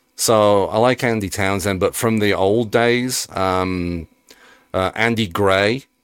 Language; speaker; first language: English; native; English